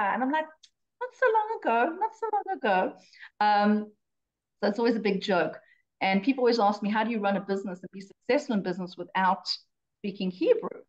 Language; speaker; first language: English; native; English